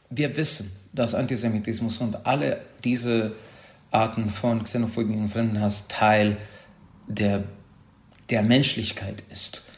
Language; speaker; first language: German; non-native, fluent; Hungarian